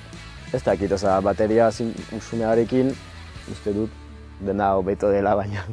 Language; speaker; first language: Basque; non-native, local second language; French